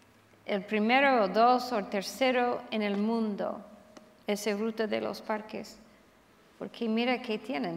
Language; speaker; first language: Spanish; non-native, fluent; English